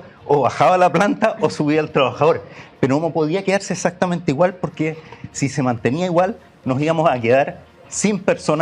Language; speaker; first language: Spanish; native; Spanish